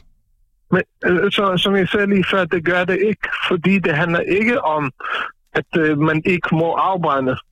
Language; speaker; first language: Danish; non-native, fluent; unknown